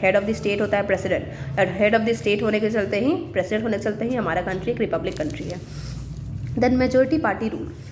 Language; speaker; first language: Hindi; native; Hindi